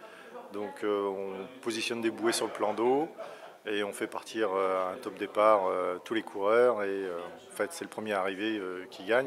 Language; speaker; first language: French; native; French